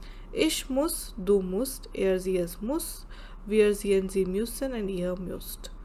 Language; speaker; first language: German; non-native, learner; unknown